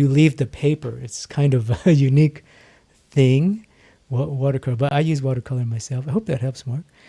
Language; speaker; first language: English; native; English